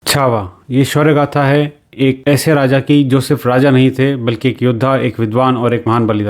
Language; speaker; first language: Hindi; native; Hindi